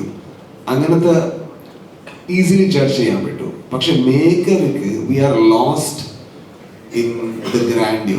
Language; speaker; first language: Malayalam; non-native, learner; Kannada